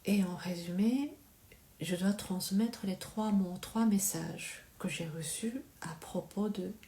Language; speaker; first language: French; non-native, learner; Japanese